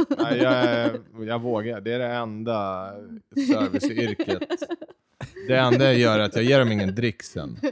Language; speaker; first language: Swedish; early bilingual, other home language; Serbian